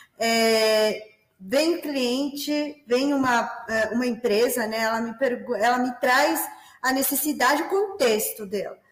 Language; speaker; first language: Portuguese; non-native, fluent; Spanish